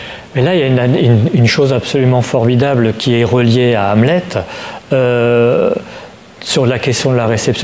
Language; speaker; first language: French; native; French